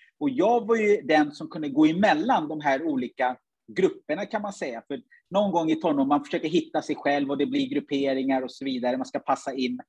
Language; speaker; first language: Swedish; early bilingual, other home language; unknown